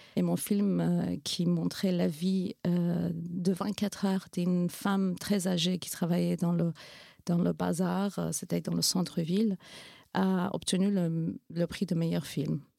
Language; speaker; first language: French; non-native, fluent; Kurdish